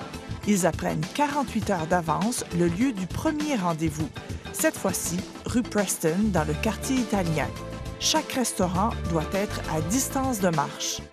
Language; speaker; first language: French; native; French